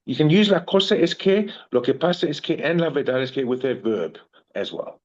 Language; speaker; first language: Spanish; non-native, learner; English